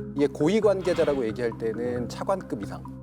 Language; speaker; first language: Korean; native; Korean